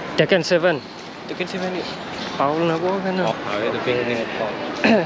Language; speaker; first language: Malay; non-native, fluent; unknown